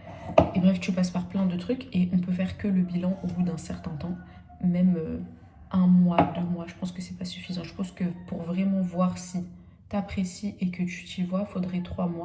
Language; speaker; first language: French; native; French